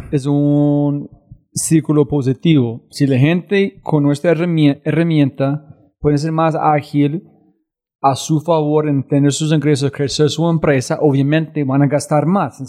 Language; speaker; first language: Spanish; non-native, learner; English